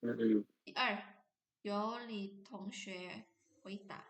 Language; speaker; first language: Chinese; non-native, fluent; Indonesian